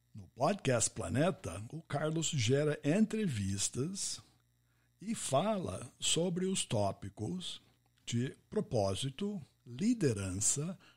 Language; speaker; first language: Portuguese; non-native, fluent; English